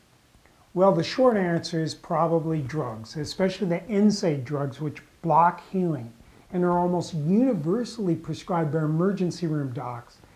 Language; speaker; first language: English; native; English